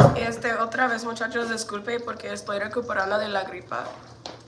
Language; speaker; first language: Spanish; non-native, learner; English